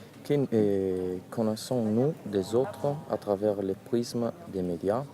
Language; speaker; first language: French; non-native, fluent; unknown